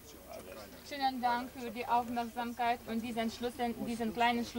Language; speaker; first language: German; non-native, fluent; Lithuanian